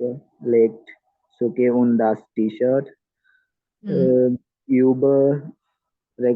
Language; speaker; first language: German; non-native, learner; Malayalam